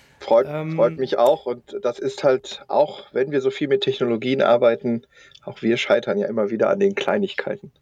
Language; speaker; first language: German; native; German